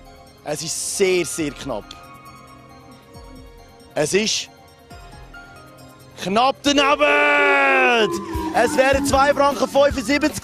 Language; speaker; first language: German; native; German